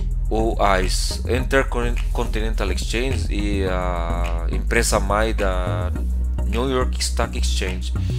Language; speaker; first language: Portuguese; non-native, fluent; Filipino